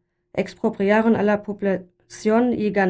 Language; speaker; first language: Spanish; non-native, learner; German